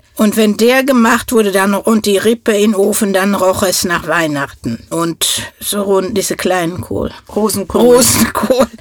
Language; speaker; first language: German; non-native, fluent; Norwegian